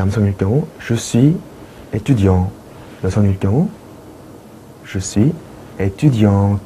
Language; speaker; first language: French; non-native, fluent; Korean